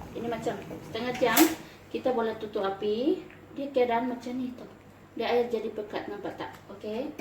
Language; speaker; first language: Malay; non-native, local second language; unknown